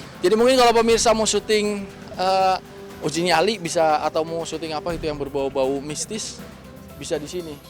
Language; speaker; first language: Indonesian; native; Indonesian